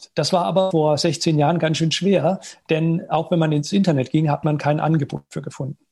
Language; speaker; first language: German; native; German